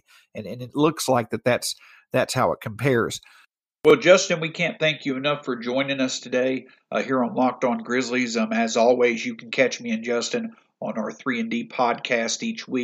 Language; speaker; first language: English; native; English